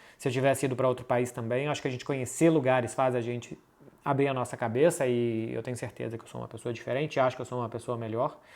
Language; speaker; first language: Portuguese; native; Portuguese